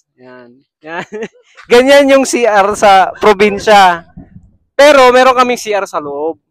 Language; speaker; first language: Filipino; non-native, local second language; Iloko